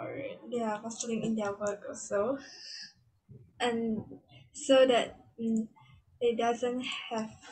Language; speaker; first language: English; non-native, learner; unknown